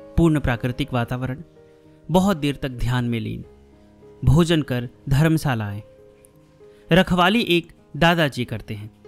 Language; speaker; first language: Hindi; native; Hindi